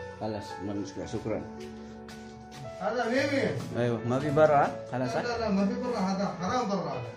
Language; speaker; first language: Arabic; non-native, learner; Filipino